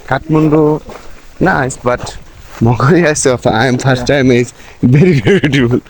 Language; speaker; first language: English; non-native, learner; Bangla